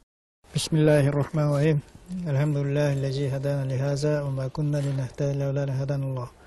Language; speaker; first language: Arabic; non-native, fluent; Kyrgyz